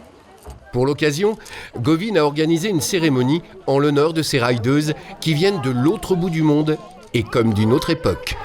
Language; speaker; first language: French; native; French